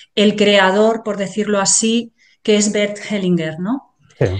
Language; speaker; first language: Spanish; native; Spanish